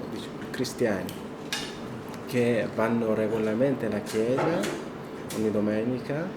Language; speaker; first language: Italian; non-native, fluent; Korean